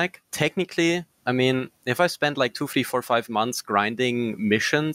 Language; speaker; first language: English; non-native, fluent; German